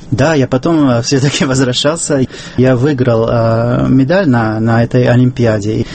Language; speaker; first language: Russian; non-native, fluent; English